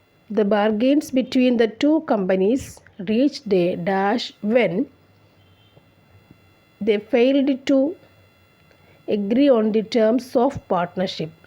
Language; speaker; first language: English; non-native, local second language; Malayalam